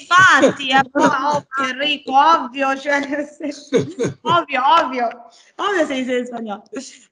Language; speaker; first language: Italian; native; Italian